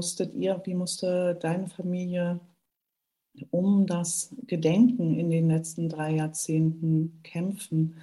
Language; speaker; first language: German; native; German